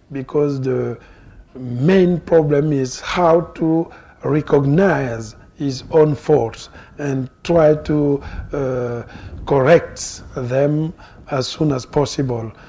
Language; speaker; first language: English; non-native, fluent; Lingala